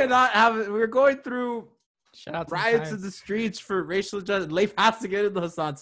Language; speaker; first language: English; native; English